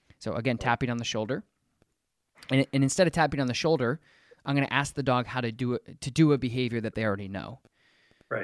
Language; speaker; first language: English; native; English